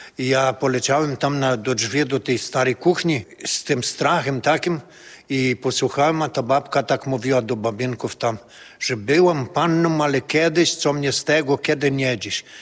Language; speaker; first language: Polish; early bilingual, heritage; Polish